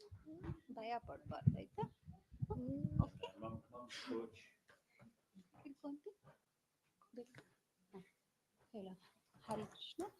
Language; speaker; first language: Kannada; native; Kannada